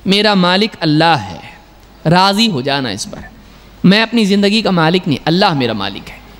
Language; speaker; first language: Urdu; native; Urdu